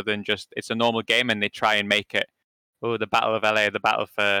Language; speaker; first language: English; native; English